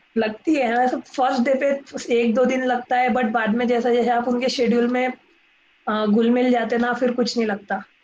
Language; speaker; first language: Hindi; non-native, local second language; Marathi